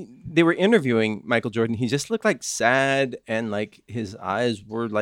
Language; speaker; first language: English; native; English